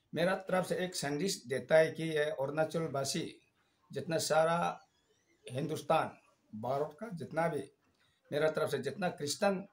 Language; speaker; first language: Hindi; non-native, local second language; Nyishi